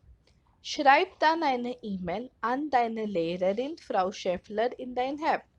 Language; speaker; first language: German; non-native, fluent; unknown